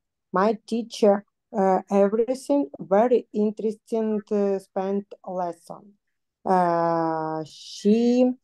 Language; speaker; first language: English; non-native, learner; Russian